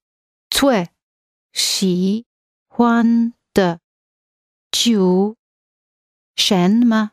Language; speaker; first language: Chinese; non-native, learner; English